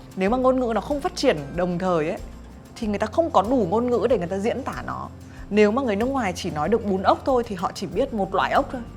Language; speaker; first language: Vietnamese; native; Vietnamese